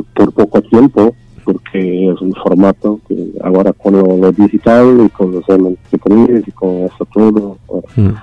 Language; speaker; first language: Spanish; non-native, learner; Portuguese